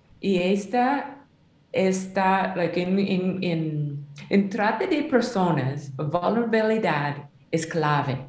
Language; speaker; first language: Spanish; non-native, learner; English